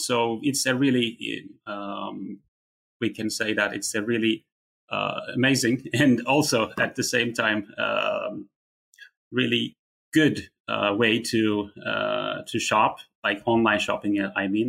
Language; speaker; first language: English; non-native, fluent; Turkish